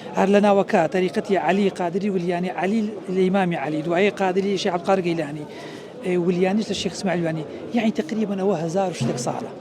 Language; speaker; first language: Central Kurdish; non-native, local second language; Kurdish